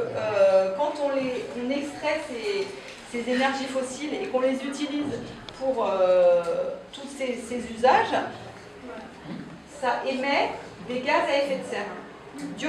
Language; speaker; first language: French; native; French